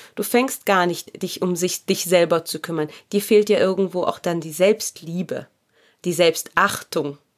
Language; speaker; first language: German; early bilingual, other home language; Arabic